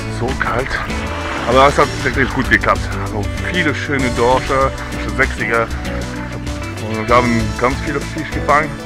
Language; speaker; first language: German; non-native, fluent; French